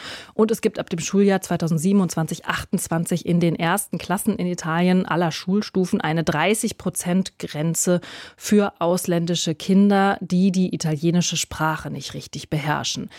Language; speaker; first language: German; native; German